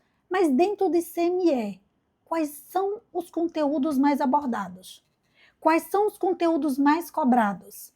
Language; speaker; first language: Portuguese; native; Portuguese